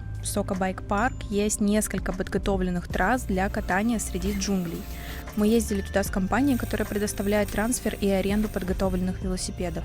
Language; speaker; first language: Russian; native; Russian